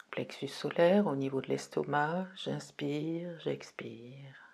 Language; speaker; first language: French; native; French